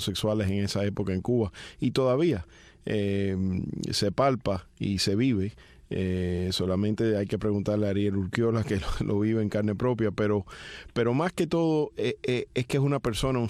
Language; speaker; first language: Spanish; early bilingual, heritage; Spanish